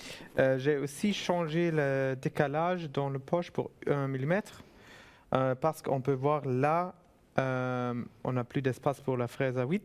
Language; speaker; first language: French; non-native, fluent; German